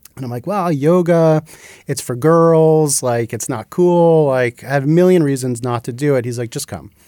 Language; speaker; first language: English; native; English